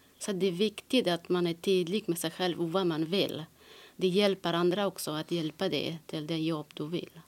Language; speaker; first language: Swedish; non-native, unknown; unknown